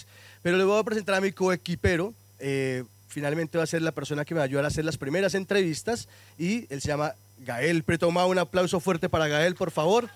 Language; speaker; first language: Spanish; native; Spanish